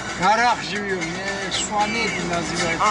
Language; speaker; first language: Russian; non-native, learner; Svan